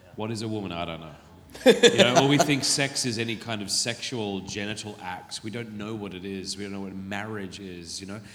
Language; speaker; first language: English; native; English